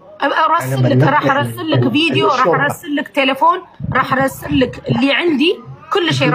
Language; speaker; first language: Arabic; non-native, fluent; Amharic